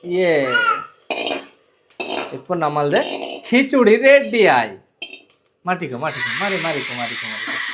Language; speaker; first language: Malayalam; non-native, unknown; Bangla